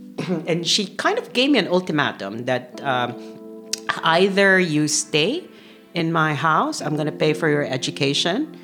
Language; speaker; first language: English; non-native, local second language; Filipino